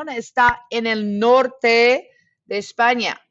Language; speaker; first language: Spanish; non-native, fluent; English